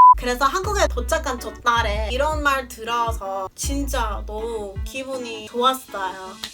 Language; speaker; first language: Korean; non-native, fluent; English